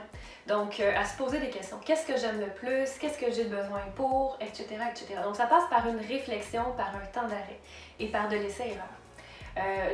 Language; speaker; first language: French; native; French